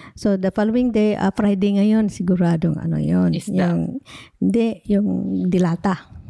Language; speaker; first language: English; non-native, local second language; Hiligaynon